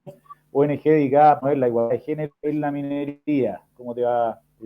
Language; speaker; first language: Spanish; native; Spanish